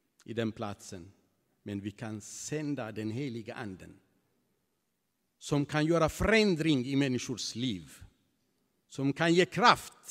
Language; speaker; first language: Swedish; non-native, fluent; Tigrinya